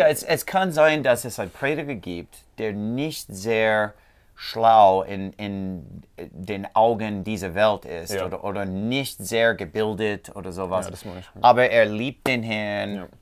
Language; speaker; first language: German; non-native, learner; English